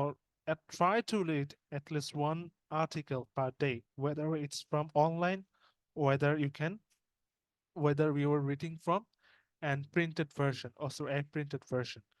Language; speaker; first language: English; non-native, fluent; Bangla